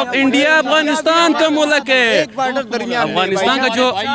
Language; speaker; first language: Hindi; non-native, local second language; Pashto